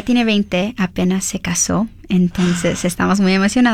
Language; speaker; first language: Spanish; early bilingual, heritage; Spanish